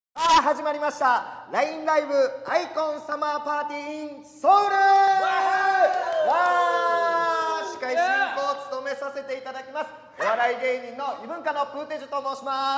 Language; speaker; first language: Japanese; native; Japanese